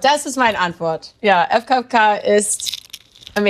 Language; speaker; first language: German; non-native, learner; English